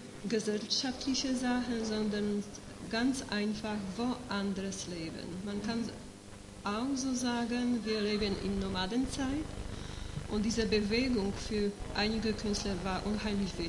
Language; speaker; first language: German; non-native, fluent; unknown